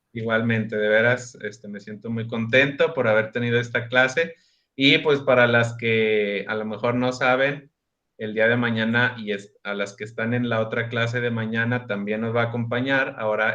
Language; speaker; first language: Spanish; native; Spanish